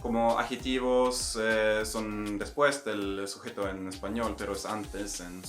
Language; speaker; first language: Spanish; non-native, fluent; Swedish